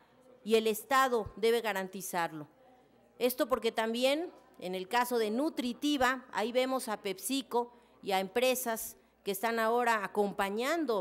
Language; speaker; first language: Spanish; native; Spanish